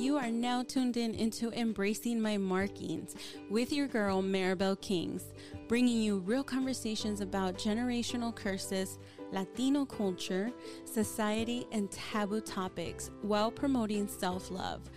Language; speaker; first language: English; early bilingual, other home language; Spanish